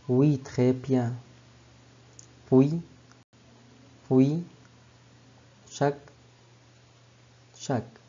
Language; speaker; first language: French; non-native, fluent; Arabic